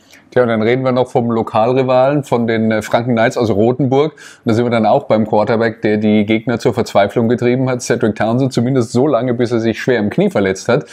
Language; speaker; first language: German; native; German